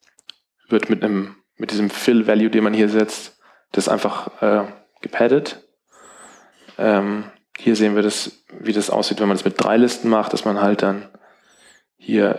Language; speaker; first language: German; native; German